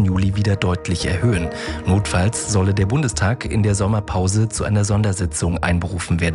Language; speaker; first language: German; native; German